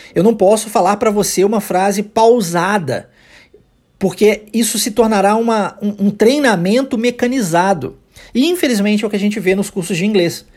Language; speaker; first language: Portuguese; early bilingual, heritage; English